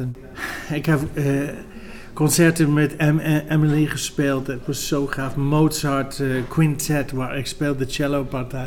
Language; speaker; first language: Dutch; non-native, fluent; English